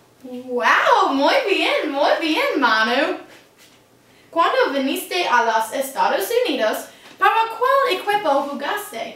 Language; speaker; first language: Spanish; non-native, learner; English